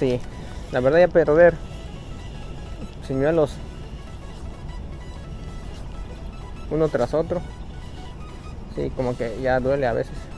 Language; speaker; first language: Spanish; native; Spanish